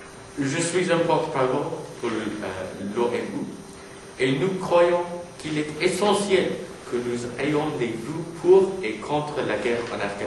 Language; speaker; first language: French; non-native, learner; English